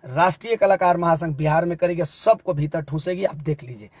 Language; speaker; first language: Hindi; native; Hindi